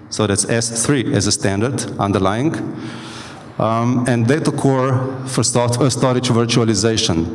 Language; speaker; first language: English; non-native, fluent; Slovenian